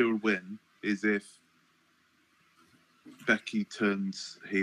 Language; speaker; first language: English; native; English